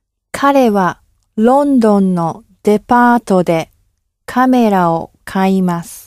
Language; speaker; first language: Japanese; non-native, learner; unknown